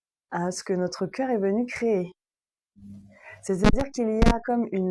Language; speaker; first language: French; native; French